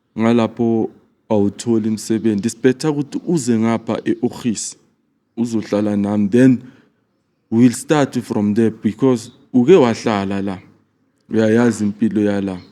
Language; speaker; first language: Zulu; non-native, local second language; Swati